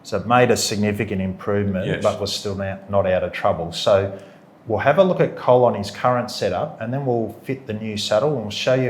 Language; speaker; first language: English; native; English